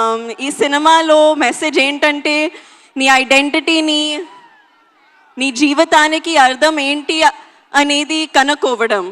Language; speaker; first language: Telugu; non-native, learner; Hindi